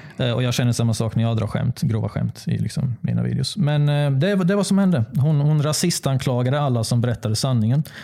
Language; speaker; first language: Swedish; early bilingual, other home language; Bosnian